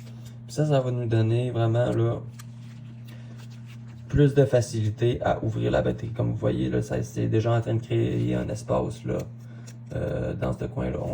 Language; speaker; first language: French; native; French